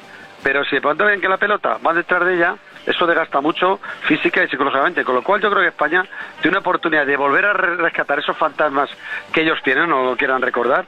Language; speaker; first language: Spanish; native; Spanish